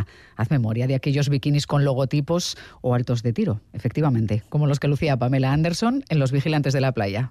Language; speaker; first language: Spanish; native; Spanish